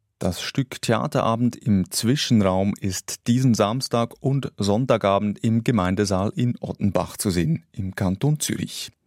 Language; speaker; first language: German; native; German